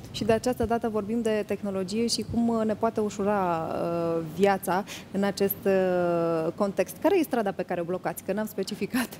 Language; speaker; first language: Romanian; native; Romanian